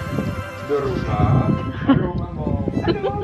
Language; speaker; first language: English; non-native, learner; French